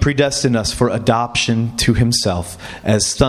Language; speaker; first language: English; native; English